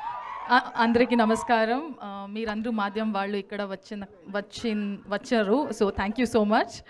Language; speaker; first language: Telugu; non-native, learner; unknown